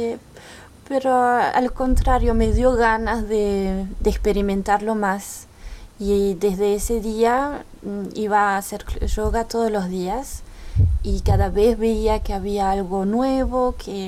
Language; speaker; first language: Spanish; early bilingual, heritage; French